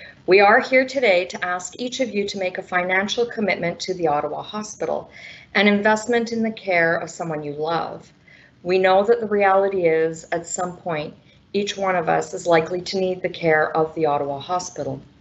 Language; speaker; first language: English; native; English